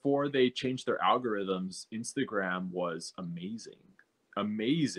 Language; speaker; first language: English; native; English